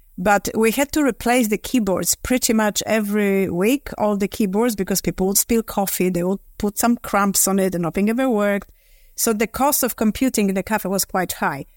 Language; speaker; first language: English; non-native, fluent; Polish